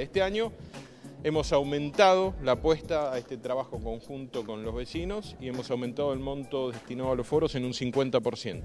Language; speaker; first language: Spanish; native; Spanish